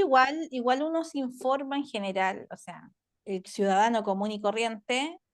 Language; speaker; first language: Spanish; native; Spanish